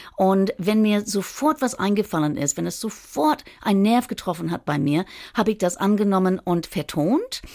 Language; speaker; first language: German; non-native, fluent; English